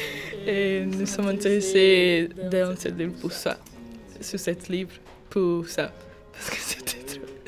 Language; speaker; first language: French; non-native, learner; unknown